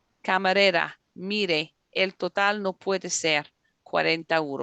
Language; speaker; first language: Spanish; non-native, fluent; English